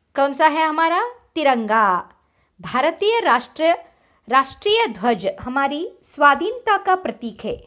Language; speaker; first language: Hindi; non-native, local second language; Kannada